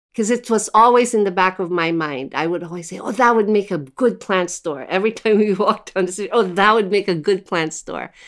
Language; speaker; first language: English; non-native, local second language; Filipino